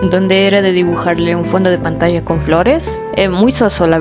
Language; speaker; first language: Spanish; native; Spanish